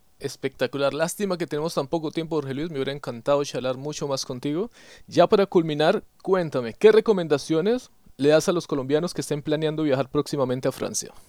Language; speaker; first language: Spanish; native; Spanish